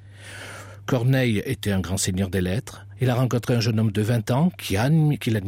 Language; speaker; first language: French; native; French